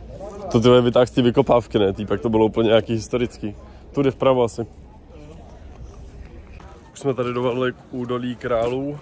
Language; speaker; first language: Czech; native; Czech